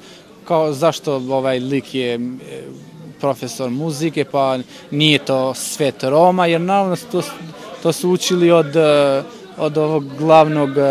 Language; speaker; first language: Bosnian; non-native, local second language; Albanian